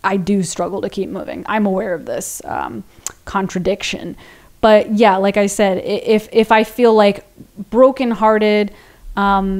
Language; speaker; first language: English; native; English